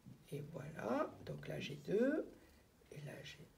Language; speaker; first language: French; native; French